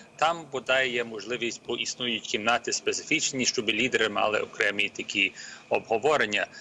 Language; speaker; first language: Ukrainian; early bilingual, heritage; Ukrainian